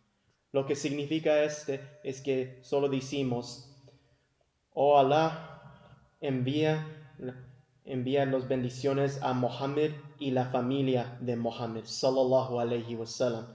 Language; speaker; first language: Spanish; early bilingual, heritage; English